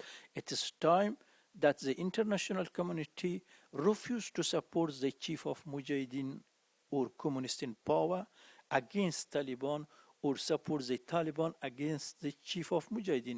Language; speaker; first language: English; non-native, fluent; Persian